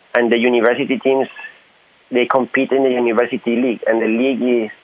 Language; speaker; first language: English; non-native, fluent; Spanish